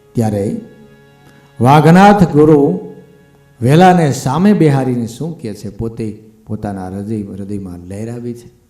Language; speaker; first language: Gujarati; native; Gujarati